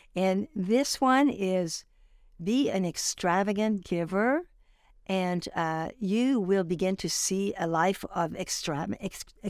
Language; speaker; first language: English; non-native, fluent; French